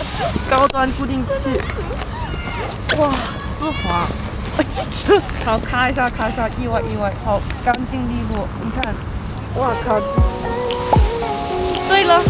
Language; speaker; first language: Chinese; native; Chinese